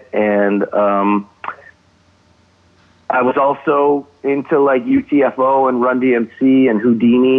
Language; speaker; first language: English; native; English